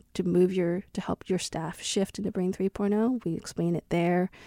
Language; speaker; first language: English; native; English